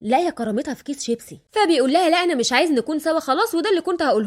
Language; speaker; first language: Arabic; native; Arabic